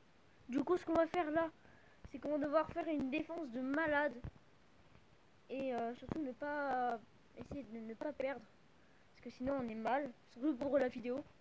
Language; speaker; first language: French; native; French